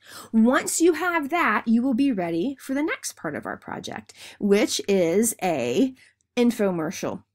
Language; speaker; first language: English; native; English